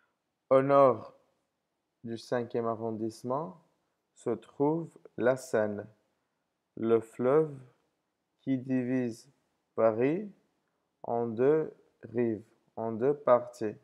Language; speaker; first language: French; non-native, fluent; English